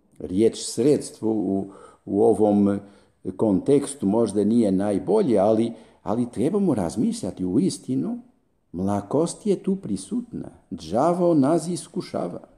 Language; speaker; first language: Croatian; non-native, fluent; Spanish